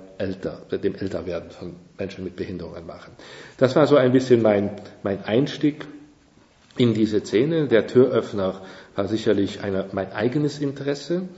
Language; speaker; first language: German; non-native, local second language; Luxembourgish